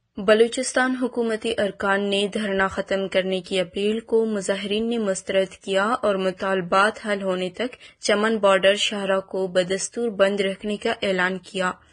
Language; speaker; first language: Urdu; non-native, local second language; Baluchi